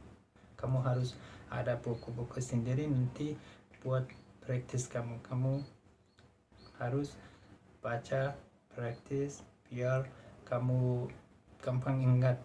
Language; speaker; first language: Indonesian; non-native, fluent; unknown